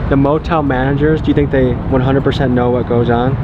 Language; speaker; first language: English; native; English